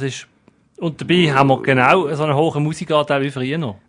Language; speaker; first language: German; native; German